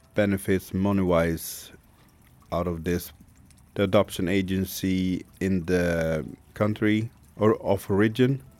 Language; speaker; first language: English; non-native, fluent; Swedish